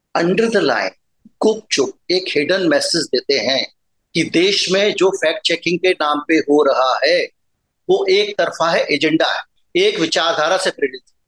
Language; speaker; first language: Hindi; native; Hindi